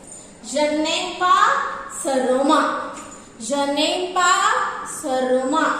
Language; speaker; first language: French; non-native, fluent; Tamil